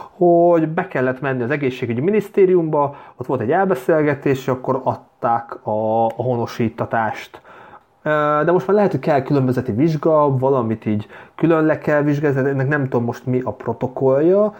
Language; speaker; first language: Hungarian; native; Hungarian